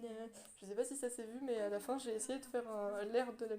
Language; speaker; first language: French; native; French